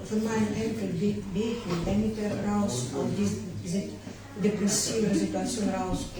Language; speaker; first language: German; non-native, learner; Ukrainian